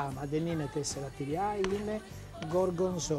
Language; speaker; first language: Greek; non-native, learner; Italian